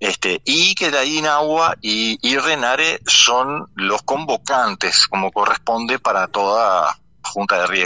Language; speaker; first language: Spanish; native; Spanish